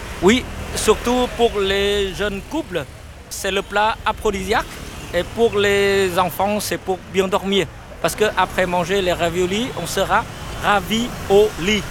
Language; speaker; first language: French; non-native, fluent; Vietnamese